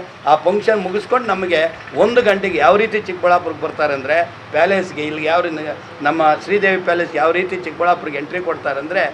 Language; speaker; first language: Kannada; native; Kannada